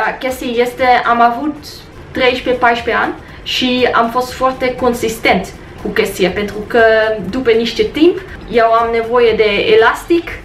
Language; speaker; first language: Romanian; non-native, learner; Dutch